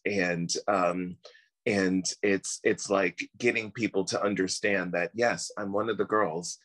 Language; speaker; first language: English; native; English